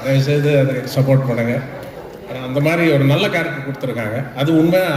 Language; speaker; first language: Tamil; non-native, fluent; Telugu